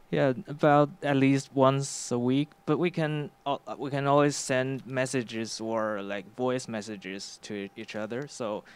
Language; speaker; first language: English; non-native, fluent; Chinese